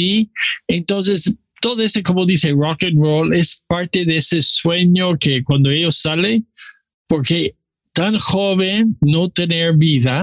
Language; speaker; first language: Spanish; non-native, learner; English